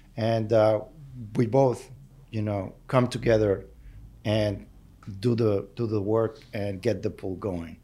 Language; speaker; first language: English; non-native, fluent; Spanish